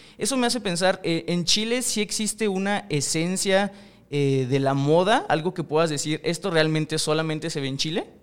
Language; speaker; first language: Spanish; native; Spanish